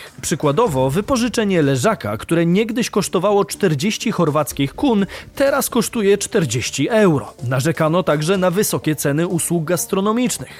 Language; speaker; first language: Polish; native; Polish